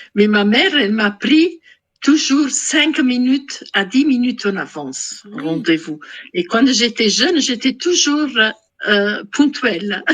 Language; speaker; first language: French; non-native, fluent; Italian